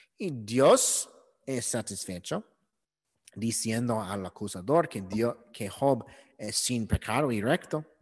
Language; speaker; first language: Spanish; non-native, learner; English